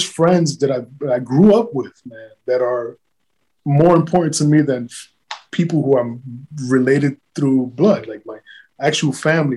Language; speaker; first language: English; native; English